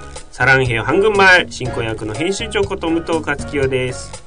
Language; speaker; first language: Korean; non-native, fluent; Japanese